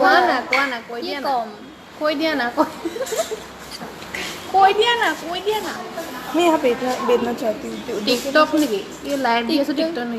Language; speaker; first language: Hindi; non-native, local second language; Assamese